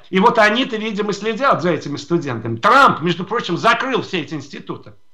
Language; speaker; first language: Russian; native; Russian